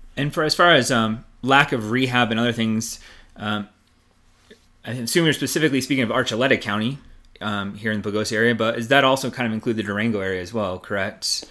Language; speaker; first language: English; native; English